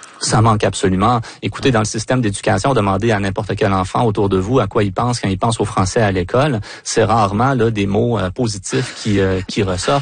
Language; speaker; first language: French; native; French